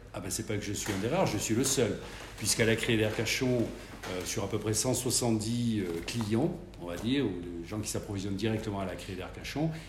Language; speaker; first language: French; native; French